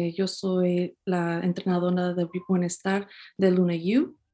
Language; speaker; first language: Spanish; early bilingual, heritage; Spanish